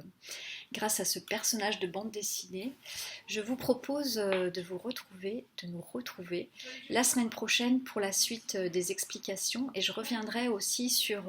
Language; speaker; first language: French; native; French